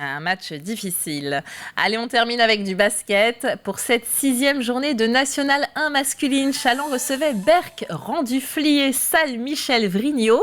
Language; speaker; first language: French; native; French